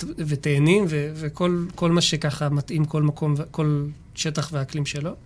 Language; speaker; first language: Hebrew; native; Hebrew